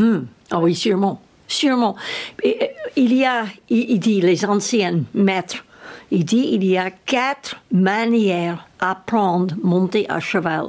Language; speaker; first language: French; non-native, learner; English